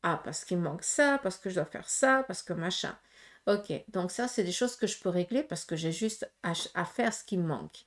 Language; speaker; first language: French; native; French